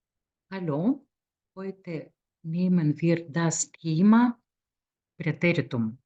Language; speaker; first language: German; non-native, fluent; Lithuanian